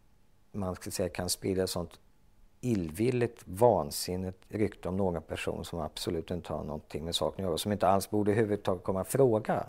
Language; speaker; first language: Swedish; native; Swedish